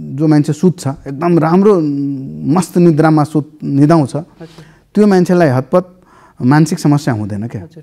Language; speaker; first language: Nepali; non-native, local second language; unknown